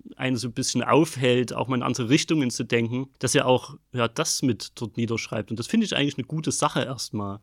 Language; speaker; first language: German; native; German